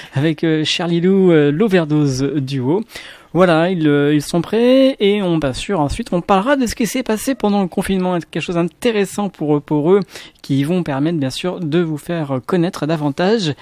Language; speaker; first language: French; native; French